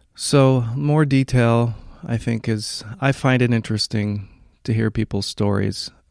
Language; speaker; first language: English; native; English